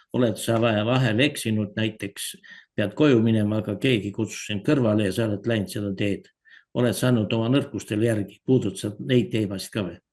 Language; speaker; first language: Estonian; native; Estonian